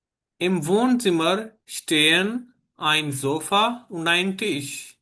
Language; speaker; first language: German; non-native, fluent; Hindi